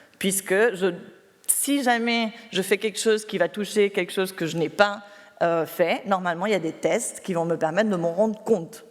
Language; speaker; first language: French; non-native, fluent; Spanish